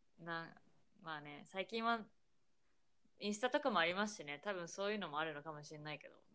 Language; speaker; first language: Japanese; native; Japanese